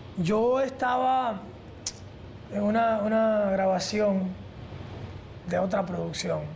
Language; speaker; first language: Spanish; early bilingual, heritage; Spanish